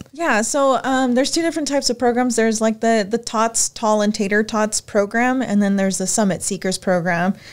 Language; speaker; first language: English; native; English